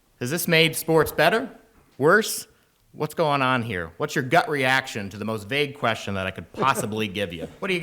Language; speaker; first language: English; native; English